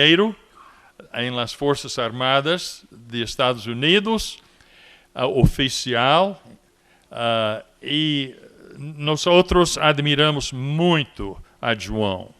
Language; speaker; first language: Portuguese; non-native, fluent; English